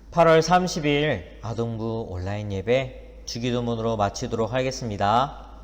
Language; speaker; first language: Korean; native; Korean